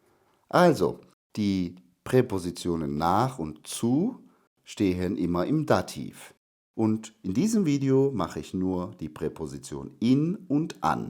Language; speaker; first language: German; non-native, fluent; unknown